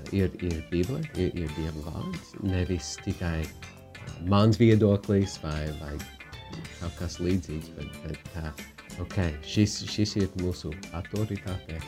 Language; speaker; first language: Latvian; non-native, fluent; English